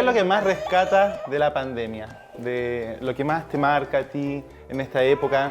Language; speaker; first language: Spanish; native; Spanish